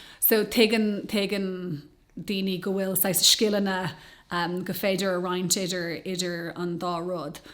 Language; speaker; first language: Irish; non-native, local second language; English